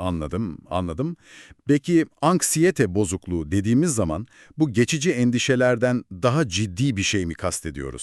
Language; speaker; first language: Turkish; native; Turkish